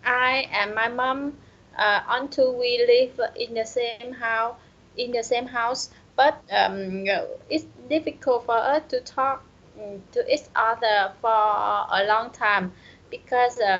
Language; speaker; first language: English; non-native, learner; Vietnamese